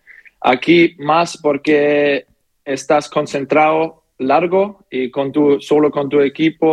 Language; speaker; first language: Spanish; non-native, learner; German